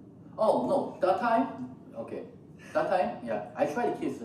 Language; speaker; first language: English; non-native, learner; Korean